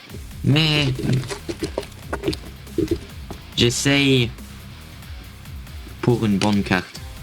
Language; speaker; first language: French; non-native, learner; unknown